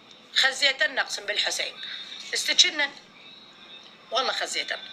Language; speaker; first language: Arabic; native; Arabic